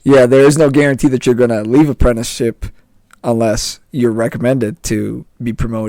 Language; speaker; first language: English; native; English